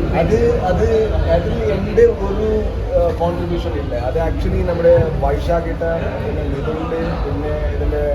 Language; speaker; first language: Malayalam; non-native, learner; Kannada